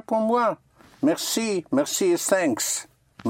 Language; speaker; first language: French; non-native, fluent; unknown